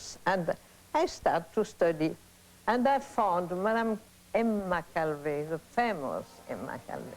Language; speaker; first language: English; non-native, learner; Italian